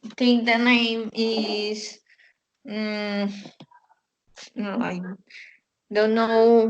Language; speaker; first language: English; non-native, learner; Spanish